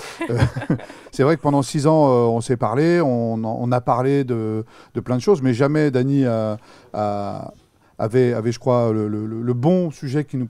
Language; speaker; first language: French; native; French